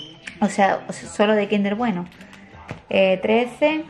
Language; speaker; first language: Spanish; native; Spanish